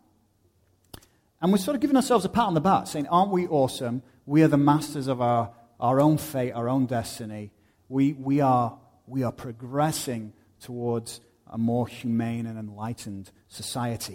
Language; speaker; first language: English; native; English